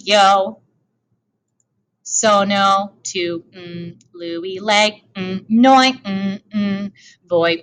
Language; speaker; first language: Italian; non-native, fluent; English